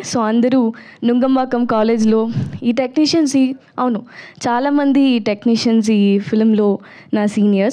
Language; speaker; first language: Telugu; non-native, learner; Tamil